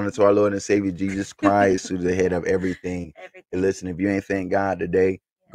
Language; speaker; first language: English; native; English